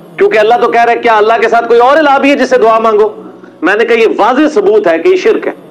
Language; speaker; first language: Urdu; non-native, local second language; Punjabi